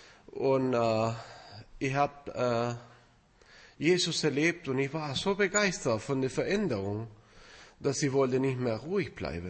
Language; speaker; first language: German; non-native, fluent; Spanish